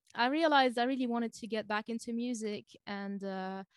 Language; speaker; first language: English; non-native, fluent; French